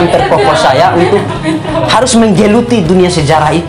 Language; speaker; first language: Indonesian; non-native, local second language; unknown